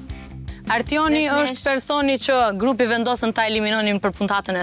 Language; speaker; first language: Albanian; native; Albanian